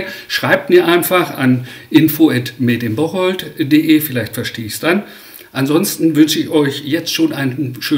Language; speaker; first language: German; native; German